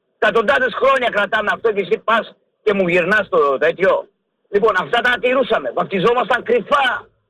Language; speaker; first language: Greek; early bilingual, heritage; Greek